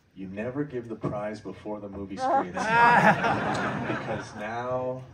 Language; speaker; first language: English; native; English